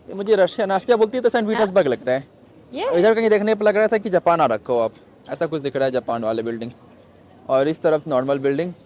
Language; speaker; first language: Hindi; native; Hindi